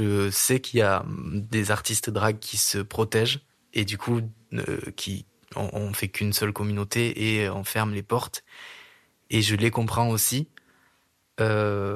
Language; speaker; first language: French; native; French